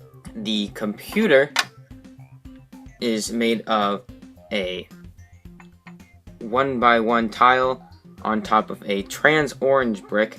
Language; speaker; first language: English; native; English